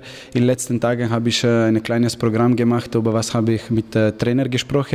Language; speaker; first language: German; non-native, learner; Slovenian